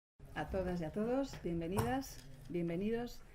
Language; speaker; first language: Spanish; native; Spanish